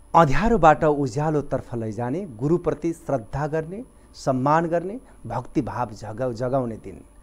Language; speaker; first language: Nepali; native; Nepali